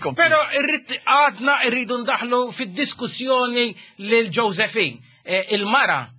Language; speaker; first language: Maltese; native; Maltese